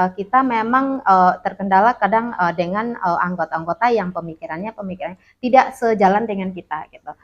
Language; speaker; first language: Indonesian; non-native, local second language; Minangkabau